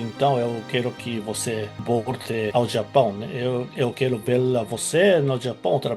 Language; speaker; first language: Portuguese; non-native, fluent; Japanese